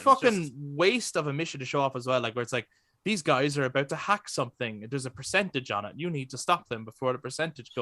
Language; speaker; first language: English; native; English